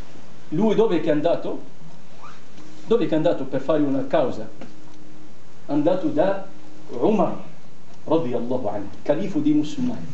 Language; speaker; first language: Italian; non-native, fluent; Arabic